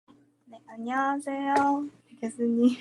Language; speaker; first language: Korean; non-native, fluent; Chinese